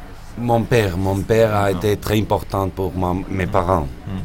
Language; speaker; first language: French; non-native, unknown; Spanish